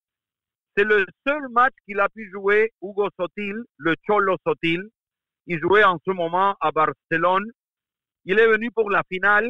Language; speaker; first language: French; non-native, fluent; Spanish